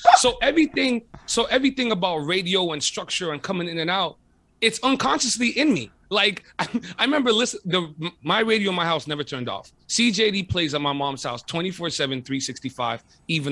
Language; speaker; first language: English; native; English